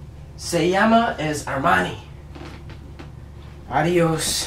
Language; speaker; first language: Spanish; non-native, learner; English